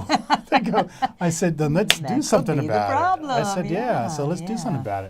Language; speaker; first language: English; native; English